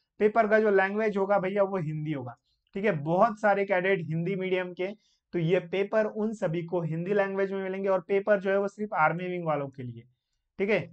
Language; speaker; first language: Hindi; non-native, local second language; Marathi